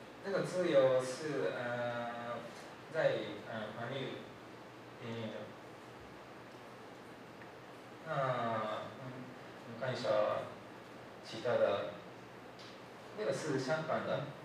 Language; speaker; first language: Chinese; non-native, learner; Japanese